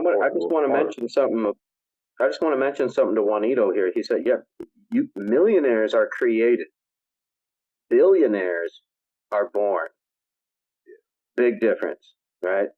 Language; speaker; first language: English; native; English